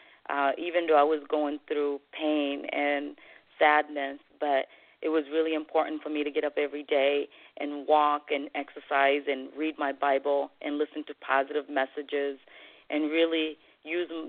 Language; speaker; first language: English; non-native, fluent; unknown